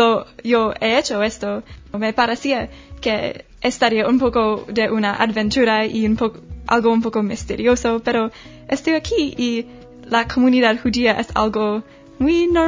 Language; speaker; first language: Spanish; non-native, learner; English